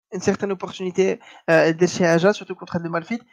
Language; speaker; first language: French; non-native, local second language; Arabic